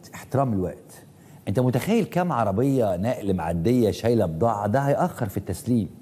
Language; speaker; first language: Arabic; native; Arabic